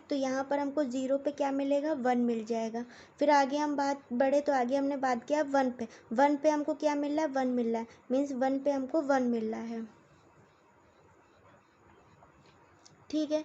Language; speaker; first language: Hindi; native; Hindi